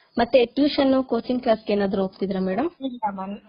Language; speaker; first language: Kannada; native; Kannada